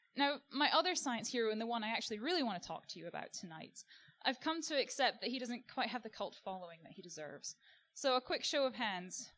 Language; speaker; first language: English; native; English